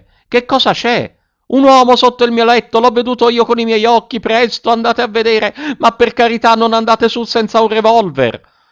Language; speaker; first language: Italian; native; Italian